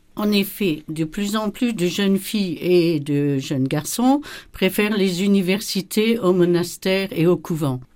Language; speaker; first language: French; non-native, learner; Dutch